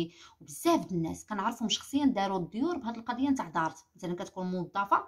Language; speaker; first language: Arabic; native; Arabic